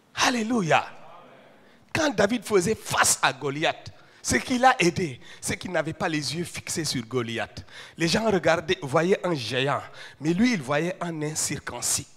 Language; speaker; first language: French; non-native, local second language; Wolof